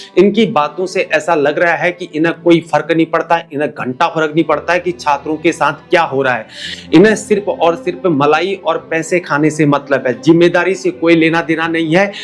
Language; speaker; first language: Hindi; native; Hindi